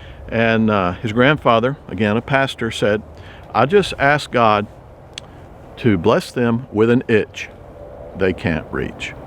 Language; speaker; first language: English; native; English